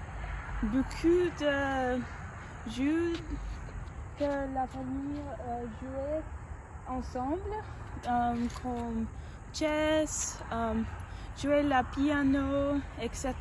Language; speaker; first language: French; non-native, learner; English